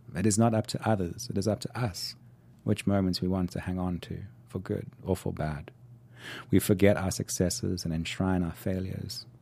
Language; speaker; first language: English; native; English